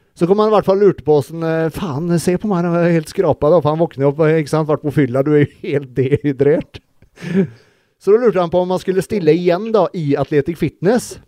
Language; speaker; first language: Norwegian; native; Norwegian